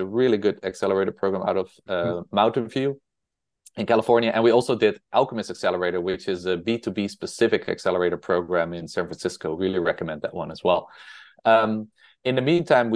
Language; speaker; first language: English; non-native, fluent; Dutch